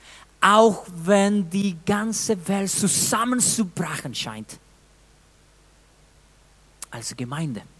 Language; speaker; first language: German; non-native, fluent; Spanish